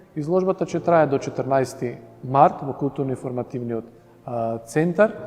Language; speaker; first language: Macedonian; early bilingual, heritage; Macedonian